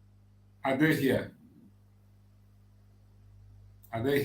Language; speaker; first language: English; non-native, local second language; Igbo